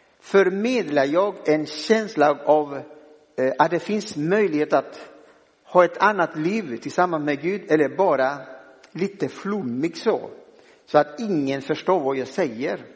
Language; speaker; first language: Swedish; non-native, fluent; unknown